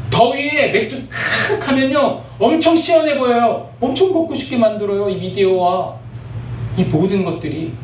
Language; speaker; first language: Korean; native; Korean